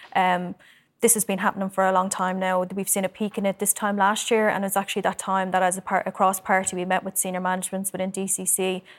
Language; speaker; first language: English; native; English